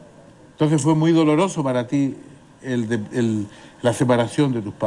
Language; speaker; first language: Spanish; native; Spanish